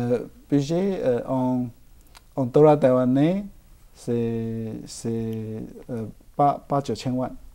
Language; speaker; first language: French; non-native, fluent; Chinese